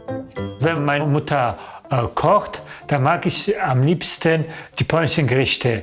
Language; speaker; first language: German; early bilingual, other home language; Polish